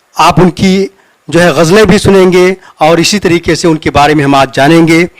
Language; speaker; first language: Urdu; native; Urdu